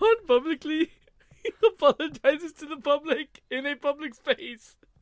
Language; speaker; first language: English; native; English